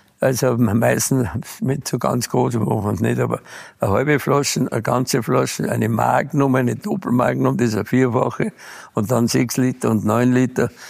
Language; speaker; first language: German; native; German